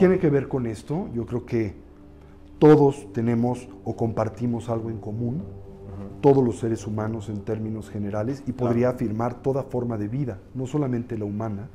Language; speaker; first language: Spanish; native; Spanish